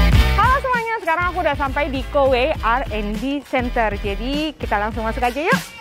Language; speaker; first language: Indonesian; native; Indonesian